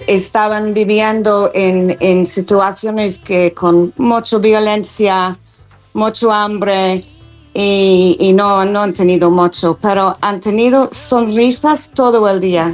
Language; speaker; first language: Spanish; non-native, fluent; English